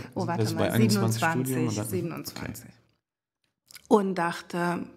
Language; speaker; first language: German; non-native, fluent; Hungarian